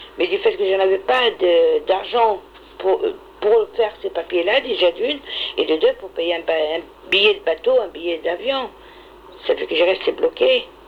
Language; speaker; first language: French; non-native, local second language; Arabic